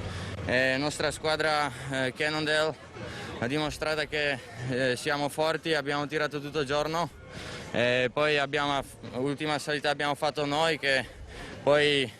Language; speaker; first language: Italian; non-native, fluent; Slovak